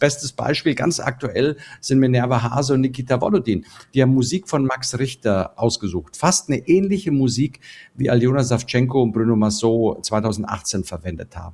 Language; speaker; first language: German; native; German